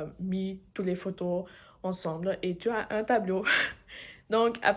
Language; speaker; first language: French; non-native, learner; English